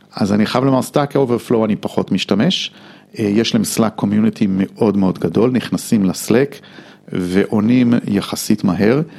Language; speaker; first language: Hebrew; non-native, fluent; English